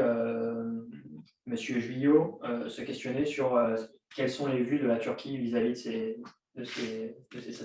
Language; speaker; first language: French; native; French